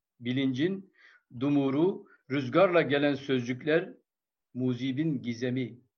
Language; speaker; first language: Turkish; non-native, local second language; Kurdish